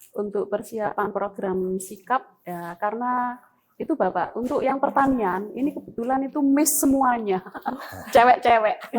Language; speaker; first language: Indonesian; native; Indonesian